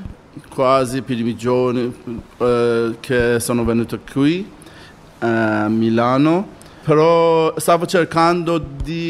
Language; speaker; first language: Italian; non-native, learner; Persian